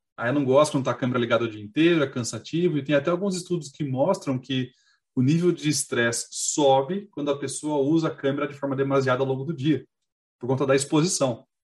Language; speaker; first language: Portuguese; native; Portuguese